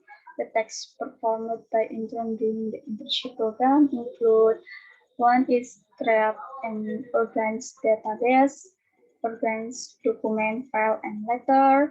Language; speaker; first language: English; non-native, learner; Indonesian